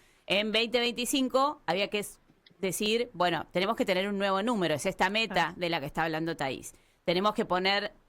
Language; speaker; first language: Spanish; native; Spanish